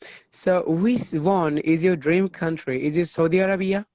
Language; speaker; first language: English; non-native, fluent; Bangla